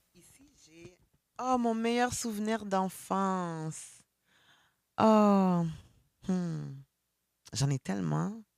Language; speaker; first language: French; early bilingual, other home language; Haitian Creole